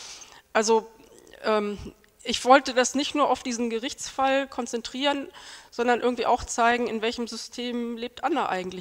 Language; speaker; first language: German; native; German